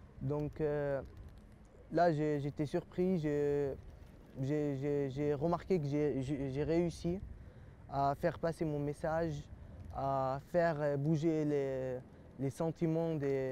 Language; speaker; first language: French; early bilingual, other home language; Arabic